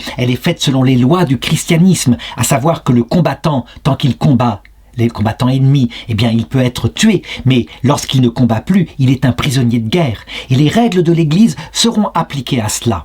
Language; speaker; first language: French; native; French